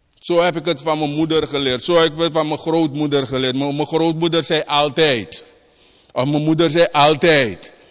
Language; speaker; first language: Dutch; native; Dutch